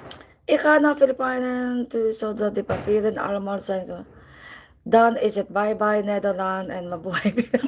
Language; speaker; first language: Dutch; non-native, learner; Filipino